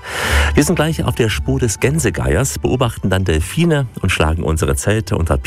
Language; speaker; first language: German; native; German